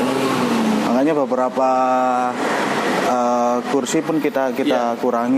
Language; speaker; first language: Indonesian; non-native, local second language; Javanese